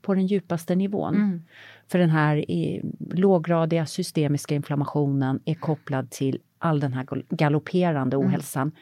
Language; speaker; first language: Swedish; native; Swedish